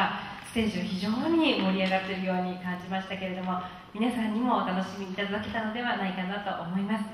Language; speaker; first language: Japanese; native; Japanese